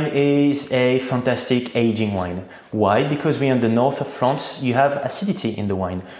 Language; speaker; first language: English; non-native, fluent; French